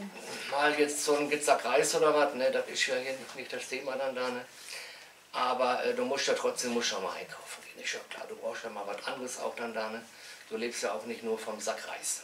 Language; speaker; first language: German; native; German